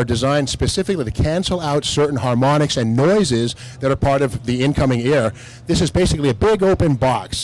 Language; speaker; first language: English; native; English